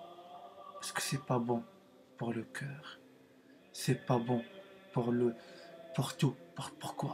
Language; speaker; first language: French; non-native, learner; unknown